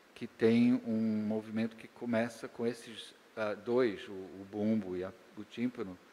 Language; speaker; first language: Portuguese; native; Portuguese